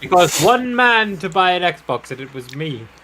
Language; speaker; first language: English; native; English